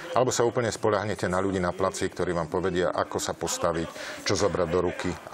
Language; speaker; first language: Slovak; native; Slovak